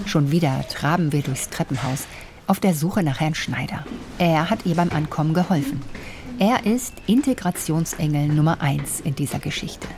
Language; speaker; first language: German; native; German